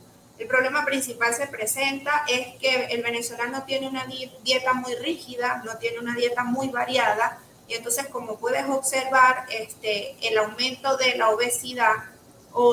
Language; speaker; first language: Spanish; native; Spanish